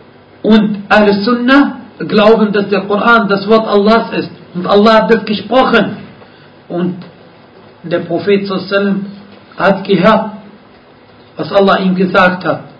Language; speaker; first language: German; non-native, fluent; Arabic